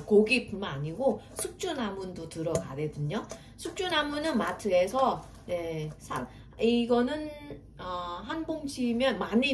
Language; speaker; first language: Korean; non-native, fluent; Vietnamese